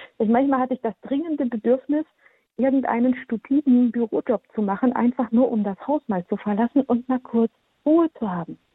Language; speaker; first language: German; early bilingual, heritage; German